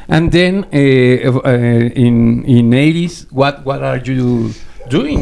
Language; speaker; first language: English; non-native, learner; Spanish